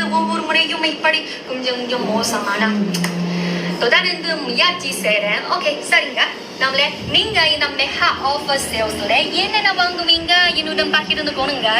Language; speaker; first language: Tamil; non-native, fluent; Chinese